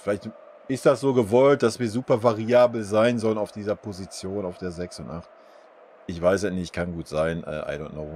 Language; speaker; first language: German; native; German